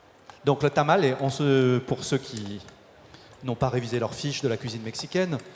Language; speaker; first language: French; native; French